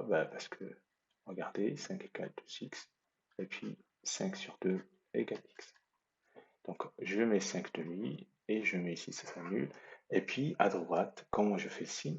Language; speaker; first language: French; native; French